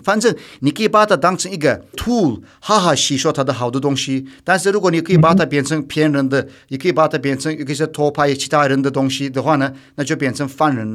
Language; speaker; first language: Chinese; non-native, fluent; Turkish